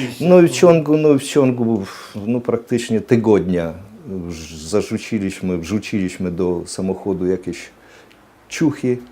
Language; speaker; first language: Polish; early bilingual, heritage; Polish